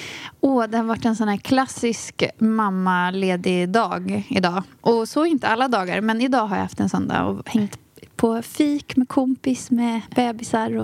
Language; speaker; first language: Swedish; native; Swedish